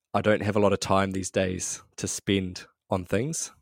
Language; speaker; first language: English; native; English